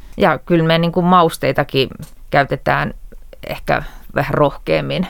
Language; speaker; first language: Finnish; native; Finnish